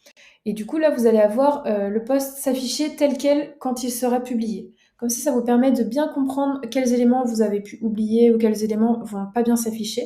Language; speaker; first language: French; native; French